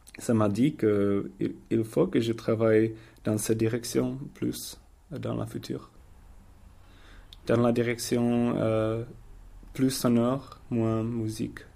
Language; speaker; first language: French; non-native, learner; Czech